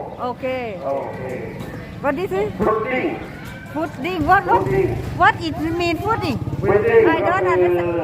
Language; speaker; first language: English; non-native, learner; Thai